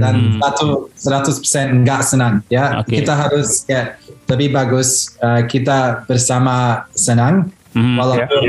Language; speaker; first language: Indonesian; early bilingual, heritage; Indonesian